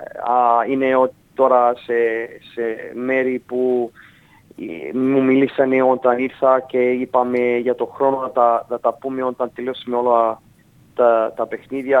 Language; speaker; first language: Greek; early bilingual, heritage; Greek